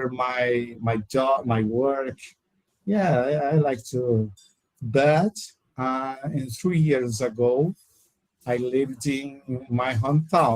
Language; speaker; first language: English; non-native, learner; Portuguese